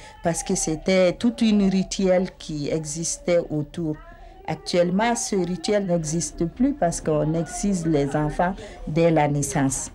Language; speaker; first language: French; non-native, local second language; Bambara